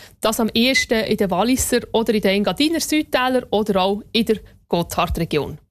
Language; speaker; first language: German; native; German